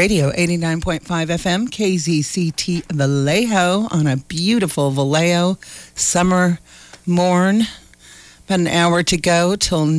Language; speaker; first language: English; native; English